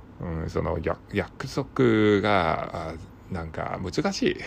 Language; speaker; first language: Japanese; non-native, learner; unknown